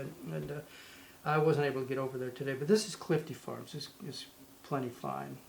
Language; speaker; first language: English; native; English